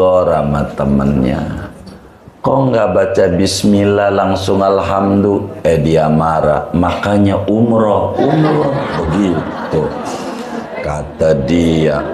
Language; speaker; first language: Indonesian; native; Indonesian